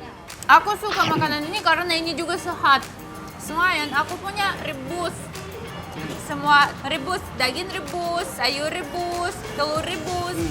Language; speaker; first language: Indonesian; non-native, fluent; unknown